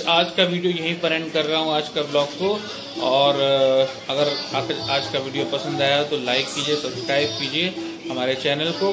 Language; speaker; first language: Hindi; native; Hindi